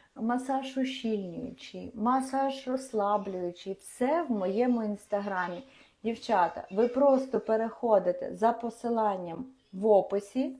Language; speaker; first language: Ukrainian; non-native, local second language; Russian